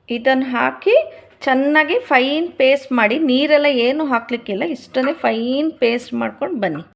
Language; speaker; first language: Kannada; native; Kannada